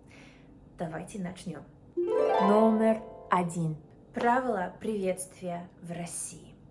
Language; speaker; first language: Russian; non-native, fluent; English